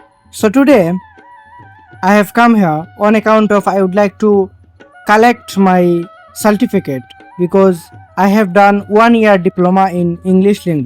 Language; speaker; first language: English; non-native, local second language; Bangla